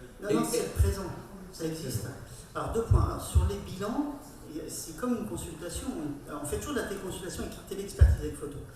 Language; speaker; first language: French; native; French